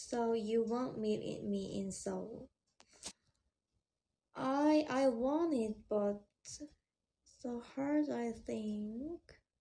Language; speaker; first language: English; non-native, learner; Korean